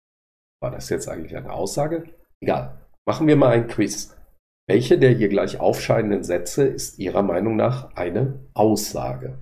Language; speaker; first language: German; native; German